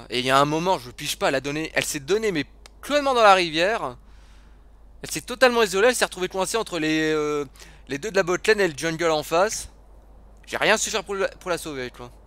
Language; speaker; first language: French; native; French